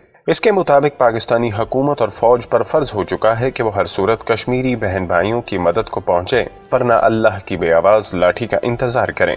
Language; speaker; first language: Urdu; native; Urdu